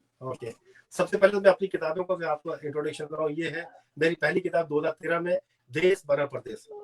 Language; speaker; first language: Urdu; native; Urdu